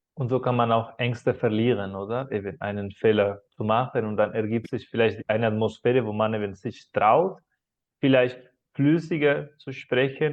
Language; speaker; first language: German; non-native, fluent; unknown